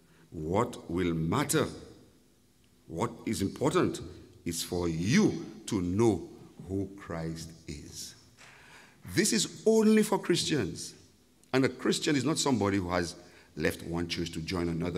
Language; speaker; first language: English; native; English